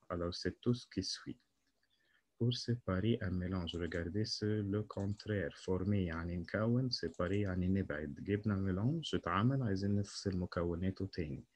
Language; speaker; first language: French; non-native, local second language; Arabic